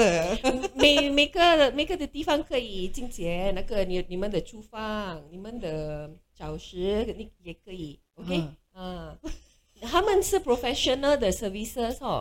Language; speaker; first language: Chinese; non-native, local second language; Malay